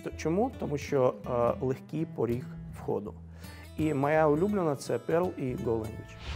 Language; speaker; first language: Ukrainian; non-native, local second language; Russian